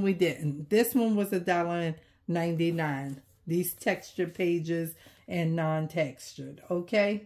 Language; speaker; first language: English; native; English